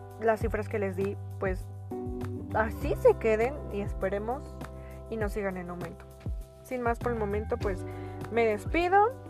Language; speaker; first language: Spanish; native; Spanish